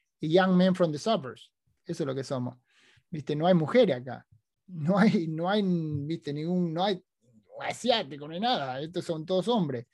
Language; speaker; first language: Spanish; native; Spanish